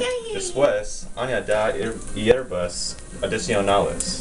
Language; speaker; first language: Spanish; non-native, learner; English